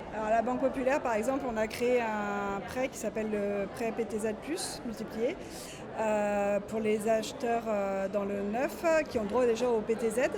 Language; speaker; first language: French; native; French